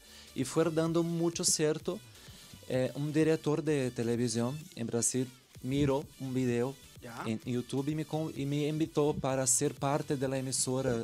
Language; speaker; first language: Spanish; non-native, learner; Portuguese